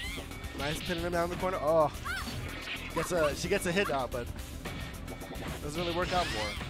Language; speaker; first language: English; native; English